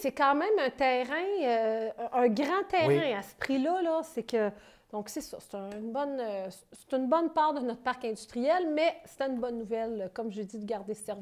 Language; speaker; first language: French; native; French